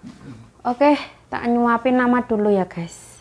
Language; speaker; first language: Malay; non-native, local second language; Javanese